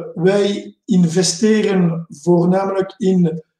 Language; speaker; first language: Dutch; non-native, local second language; French